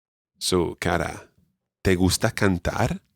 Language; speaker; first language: Spanish; non-native, fluent; English